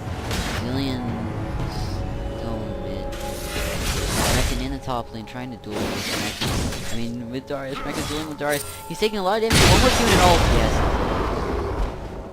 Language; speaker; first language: English; native; English